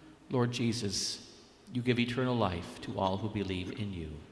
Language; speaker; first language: English; native; English